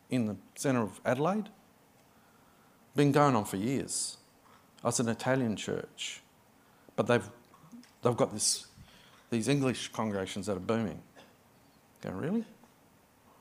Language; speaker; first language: English; native; English